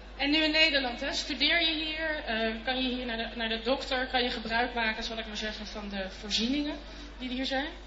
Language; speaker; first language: Dutch; native; Dutch